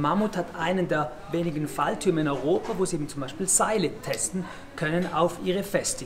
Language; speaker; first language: German; native; German